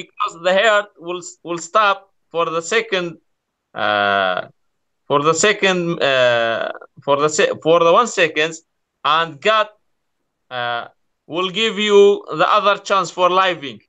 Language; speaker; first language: English; non-native, learner; Kurdish